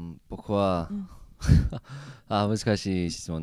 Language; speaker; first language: Japanese; non-native, learner; Korean